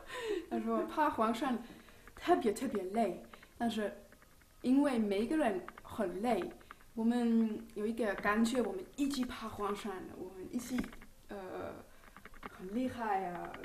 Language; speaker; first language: Chinese; non-native, learner; German